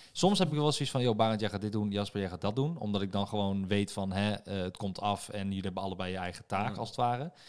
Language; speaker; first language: Dutch; native; Dutch